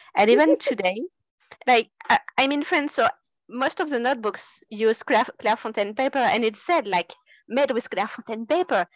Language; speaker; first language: English; non-native, fluent; French